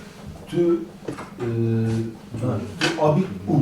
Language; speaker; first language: French; non-native, learner; Kurdish